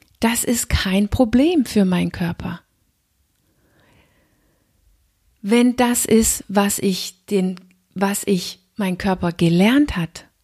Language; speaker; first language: German; non-native, fluent; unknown